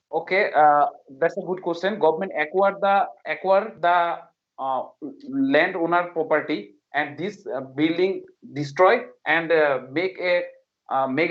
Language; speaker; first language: English; non-native, learner; Bangla